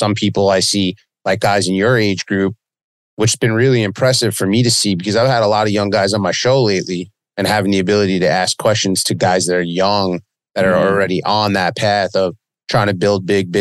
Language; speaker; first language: English; native; English